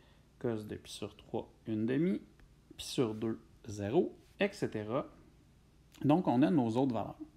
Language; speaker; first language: French; native; French